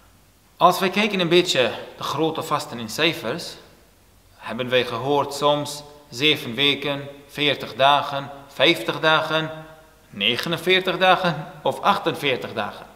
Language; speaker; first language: Dutch; non-native, fluent; Turoyo